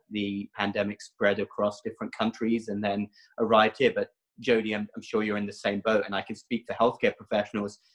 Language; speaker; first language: English; native; English